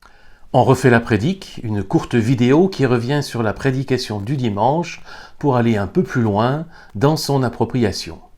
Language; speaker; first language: French; native; French